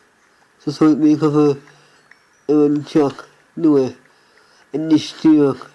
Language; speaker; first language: Irish; non-native, learner; English